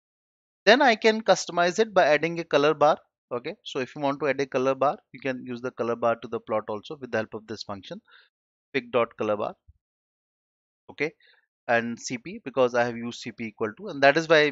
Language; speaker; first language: English; non-native, local second language; Hindi